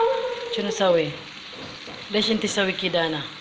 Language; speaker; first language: Arabic; non-native, learner; Filipino